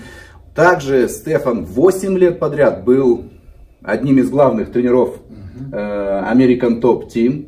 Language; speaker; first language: Russian; native; Russian